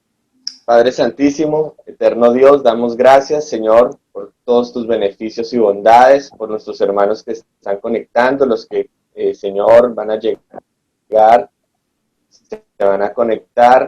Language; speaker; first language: Spanish; native; Spanish